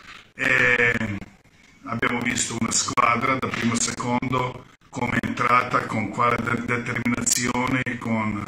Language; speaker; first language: Italian; non-native, fluent; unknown